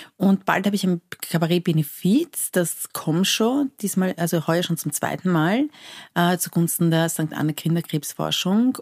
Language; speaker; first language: German; early bilingual, other home language; Persian